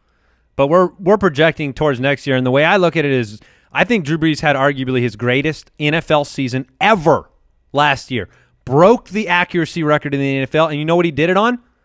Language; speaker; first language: English; native; English